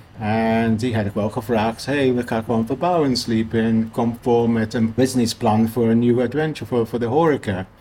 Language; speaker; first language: Dutch; non-native, fluent; English